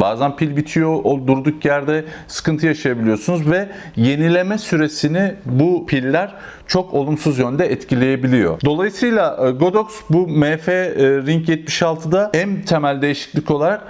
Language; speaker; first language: Turkish; native; Turkish